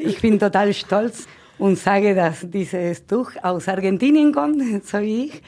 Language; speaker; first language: German; non-native, fluent; Spanish